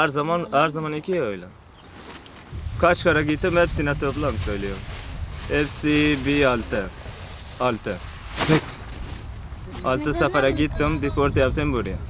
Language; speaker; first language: Turkish; non-native, learner; Persian